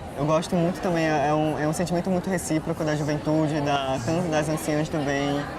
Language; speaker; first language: Portuguese; non-native, local second language; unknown